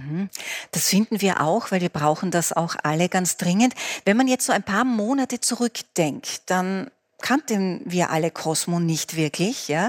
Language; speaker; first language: German; native; German